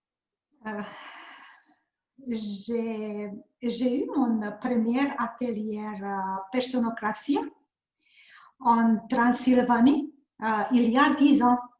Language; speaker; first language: French; non-native, learner; Hungarian